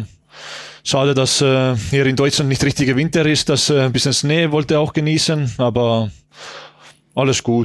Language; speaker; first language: German; non-native, learner; Estonian